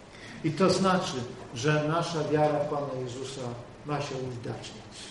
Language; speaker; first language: Polish; native; Polish